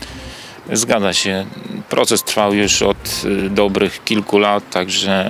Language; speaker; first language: Polish; native; Polish